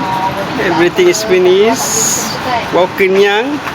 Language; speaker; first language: English; non-native, local second language; Filipino